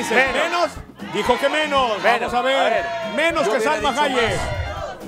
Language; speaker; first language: Spanish; native; Spanish